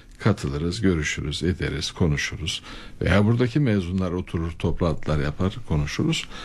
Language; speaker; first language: Turkish; native; Turkish